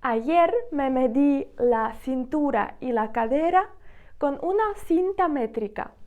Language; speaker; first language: Spanish; non-native, fluent; Ukrainian